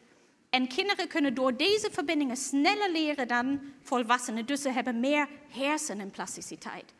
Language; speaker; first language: Dutch; non-native, fluent; German